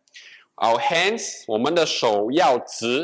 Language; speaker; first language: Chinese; native; Chinese